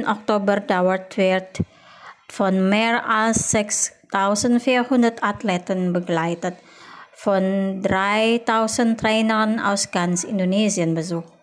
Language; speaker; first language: German; non-native, fluent; Indonesian